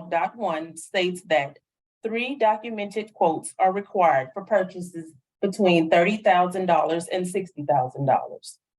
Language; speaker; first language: English; native; English